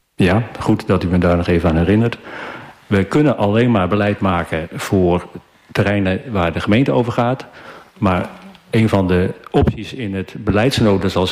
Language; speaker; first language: Dutch; native; Dutch